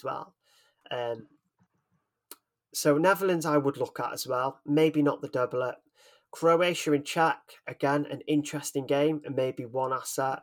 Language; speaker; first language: English; native; English